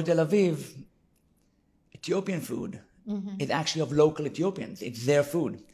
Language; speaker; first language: English; non-native, fluent; Hebrew